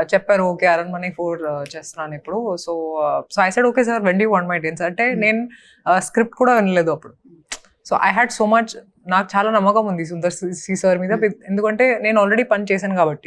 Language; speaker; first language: Telugu; non-native, local second language; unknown